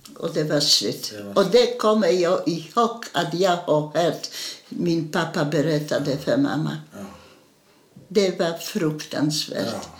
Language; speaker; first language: Swedish; non-native, fluent; Polish